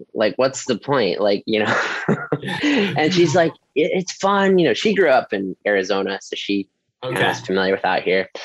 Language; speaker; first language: English; native; English